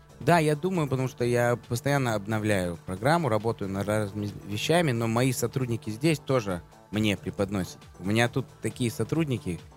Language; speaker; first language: Russian; early bilingual, heritage; Russian